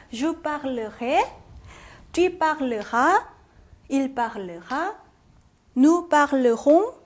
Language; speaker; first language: French; non-native, fluent; Korean